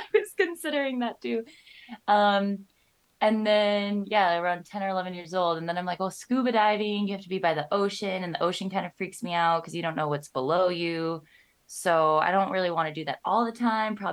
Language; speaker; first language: English; native; English